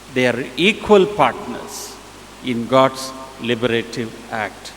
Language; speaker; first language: English; non-native, local second language; Tamil